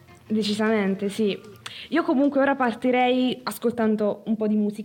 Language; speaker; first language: Italian; native; Italian